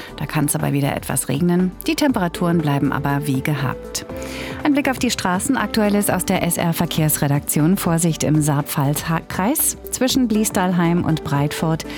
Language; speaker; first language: German; native; German